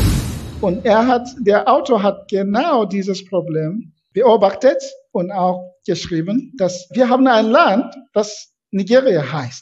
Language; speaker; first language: German; non-native, fluent; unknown